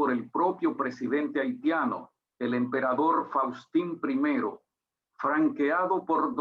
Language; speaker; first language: Spanish; native; Spanish